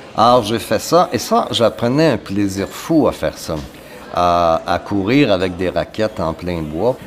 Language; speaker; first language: French; native; French